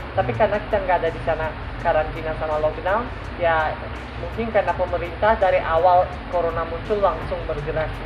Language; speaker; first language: Indonesian; non-native, fluent; Tajik